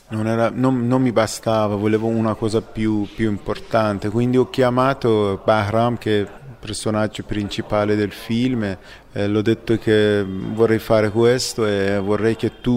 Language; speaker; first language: Italian; non-native, fluent; Persian